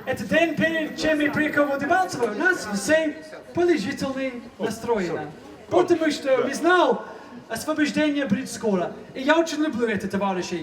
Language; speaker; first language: Russian; non-native, learner; English